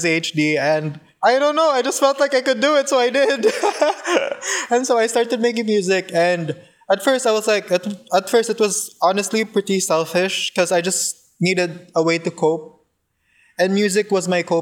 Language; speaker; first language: English; non-native, local second language; Cebuano